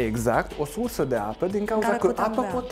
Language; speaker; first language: Romanian; non-native, local second language; Hungarian